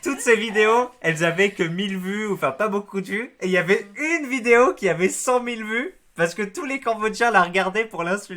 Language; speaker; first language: French; native; French